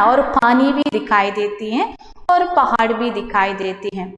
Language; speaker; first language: Hindi; non-native, local second language; Malayalam